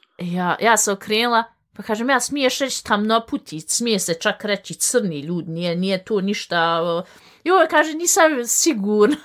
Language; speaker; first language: Bosnian; early bilingual, heritage; Bosnian